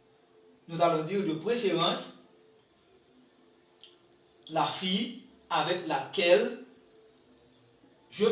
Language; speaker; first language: French; non-native, local second language; Haitian Creole